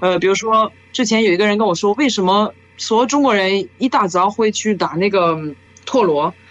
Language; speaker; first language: Chinese; non-native, fluent; French